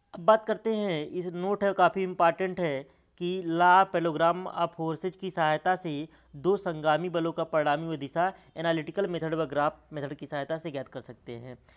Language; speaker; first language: Hindi; native; Hindi